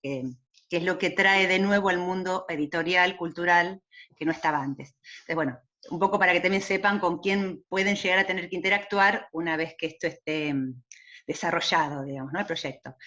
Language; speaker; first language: Spanish; native; Spanish